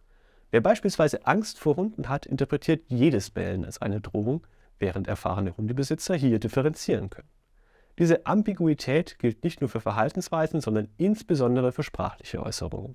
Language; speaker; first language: German; native; German